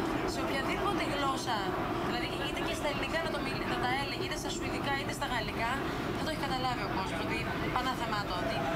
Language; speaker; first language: Greek; early bilingual, heritage; Greek